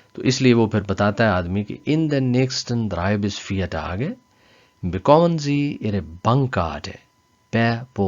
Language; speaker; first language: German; non-native, fluent; Urdu